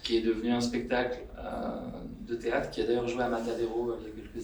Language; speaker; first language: French; native; French